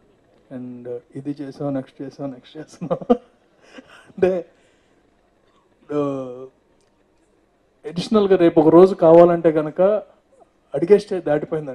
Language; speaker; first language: Telugu; native; Telugu